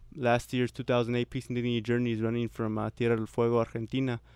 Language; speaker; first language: English; early bilingual, other home language; Spanish